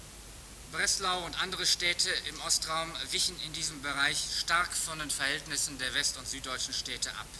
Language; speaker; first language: German; native; German